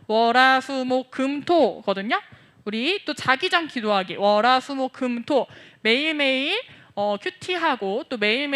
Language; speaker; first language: Korean; native; Korean